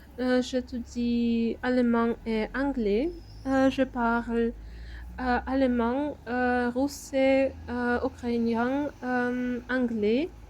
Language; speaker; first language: French; non-native, learner; Ukrainian